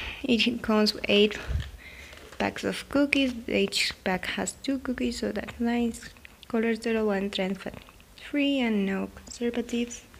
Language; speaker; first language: English; non-native, fluent; Spanish